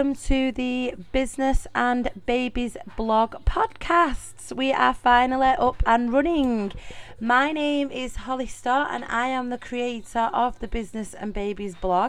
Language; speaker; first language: English; native; English